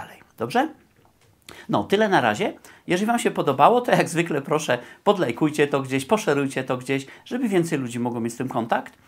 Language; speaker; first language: Polish; native; Polish